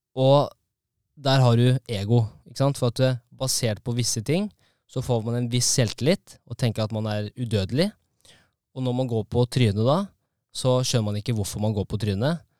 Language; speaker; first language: Norwegian; native; Norwegian